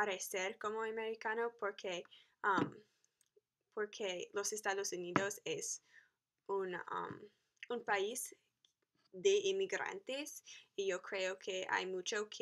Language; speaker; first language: Spanish; non-native, learner; English